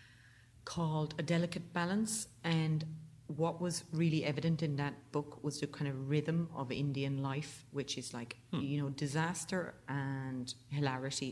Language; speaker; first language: English; native; English